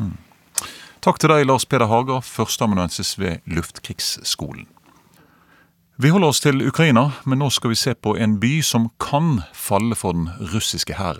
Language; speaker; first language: Norwegian; native; Norwegian